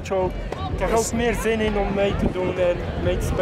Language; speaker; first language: Dutch; native; Dutch